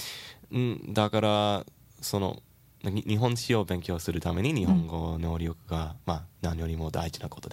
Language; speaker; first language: Japanese; non-native, learner; English